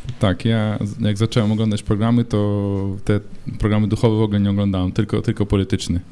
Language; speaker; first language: Polish; non-native, fluent; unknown